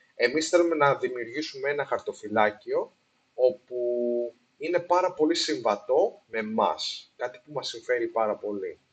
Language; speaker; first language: Greek; early bilingual, heritage; Greek